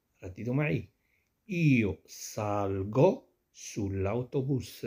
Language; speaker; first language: Italian; non-native, fluent; Arabic